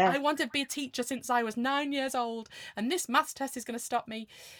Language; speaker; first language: English; native; English